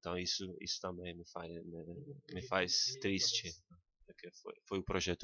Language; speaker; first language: Portuguese; non-native, fluent; Czech